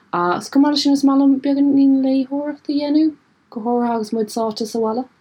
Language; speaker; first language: Irish; non-native, local second language; English